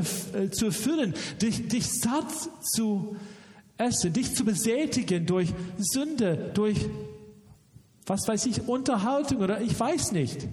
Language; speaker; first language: German; non-native, fluent; English